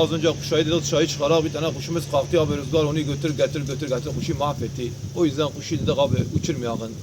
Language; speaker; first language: Turkish; native; Turkish